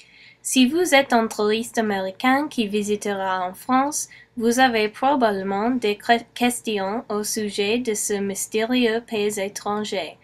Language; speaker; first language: French; non-native, learner; English